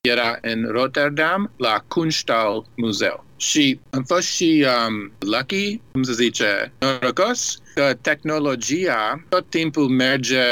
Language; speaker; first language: Romanian; early bilingual, heritage; Romanian